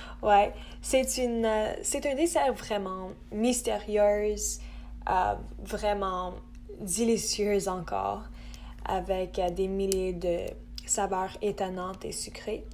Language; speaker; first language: French; non-native, local second language; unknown